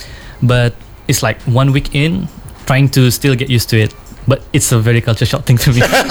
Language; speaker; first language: English; non-native, local second language; Malay